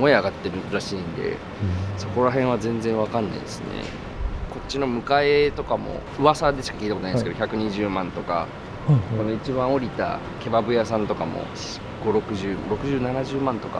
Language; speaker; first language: Japanese; native; Japanese